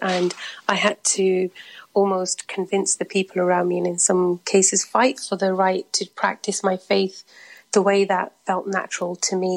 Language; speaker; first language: English; native; English